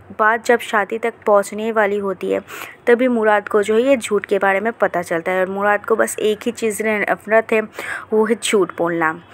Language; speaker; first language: Hindi; non-native, local second language; Bangla